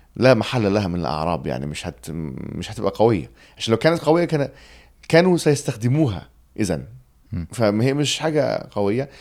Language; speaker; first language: Arabic; early bilingual, heritage; Arabic